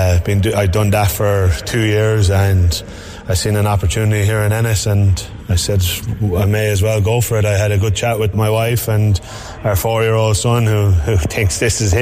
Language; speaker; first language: English; native; English